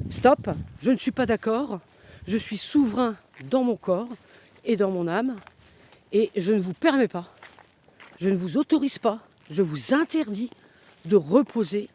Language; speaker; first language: French; native; French